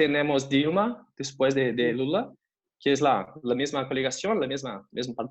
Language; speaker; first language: Spanish; non-native, fluent; Portuguese